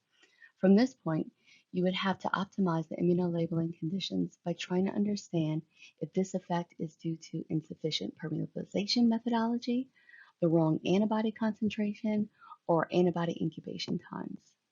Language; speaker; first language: English; native; English